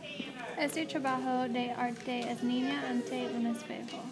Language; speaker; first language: Spanish; non-native, learner; English